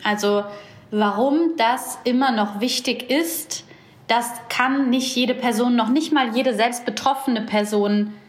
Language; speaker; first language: German; native; German